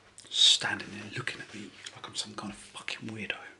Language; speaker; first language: English; native; English